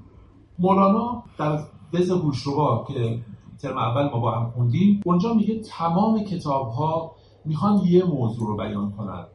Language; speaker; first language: Persian; native; Persian